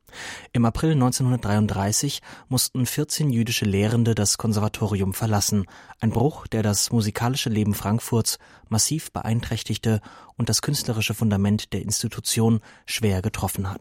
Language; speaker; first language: German; native; German